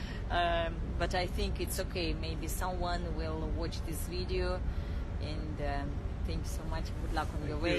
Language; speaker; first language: English; non-native, learner; Russian